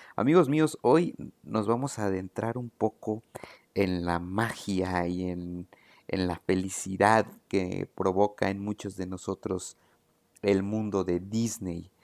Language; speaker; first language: Spanish; native; Spanish